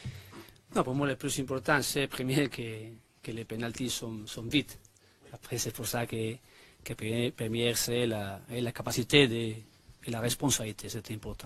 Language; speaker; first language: French; non-native, learner; Spanish